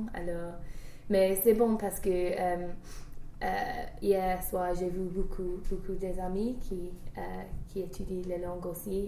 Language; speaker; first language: French; non-native, learner; English